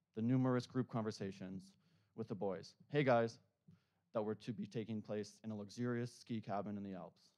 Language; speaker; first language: English; native; English